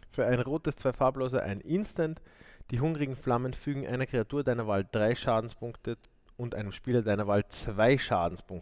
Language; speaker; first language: German; native; German